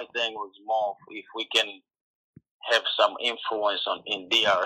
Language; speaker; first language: English; non-native, local second language; Swahili